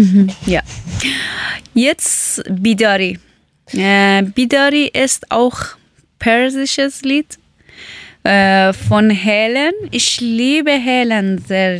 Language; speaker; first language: German; non-native, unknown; Persian